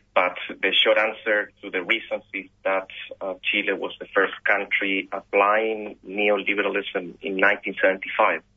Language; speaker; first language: English; non-native, fluent; Spanish